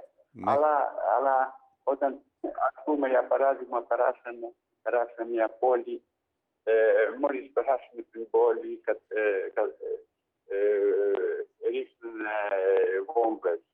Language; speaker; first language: Greek; non-native, learner; Ukrainian